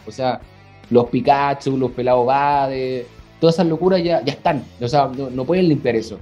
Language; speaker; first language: Spanish; native; Spanish